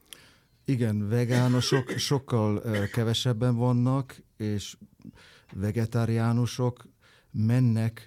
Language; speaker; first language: Hungarian; non-native, fluent; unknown